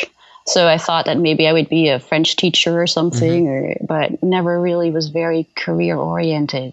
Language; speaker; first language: English; non-native, fluent; Dutch